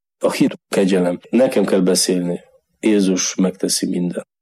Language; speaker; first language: Hungarian; non-native, learner; Polish